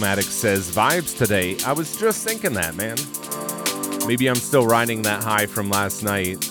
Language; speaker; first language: English; native; English